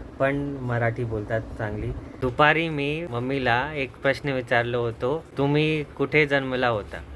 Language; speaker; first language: Marathi; non-native, local second language; Hindi